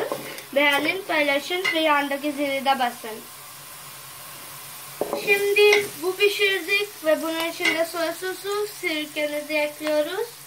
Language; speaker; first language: Turkish; non-native, learner; Urdu